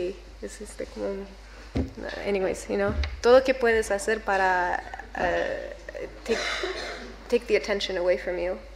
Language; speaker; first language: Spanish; non-native, learner; English